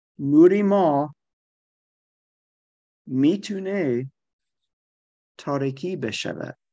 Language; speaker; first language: Persian; non-native, learner; German